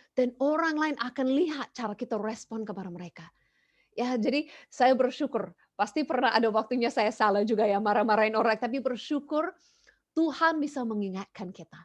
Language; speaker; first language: Indonesian; non-native, fluent; English